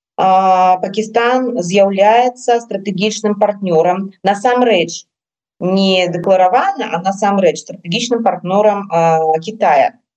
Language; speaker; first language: Belarusian; non-native, local second language; Russian